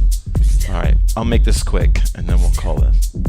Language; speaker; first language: English; native; English